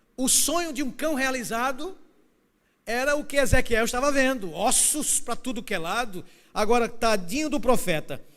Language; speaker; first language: Portuguese; native; Portuguese